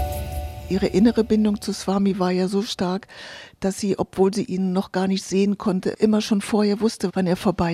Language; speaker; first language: German; native; German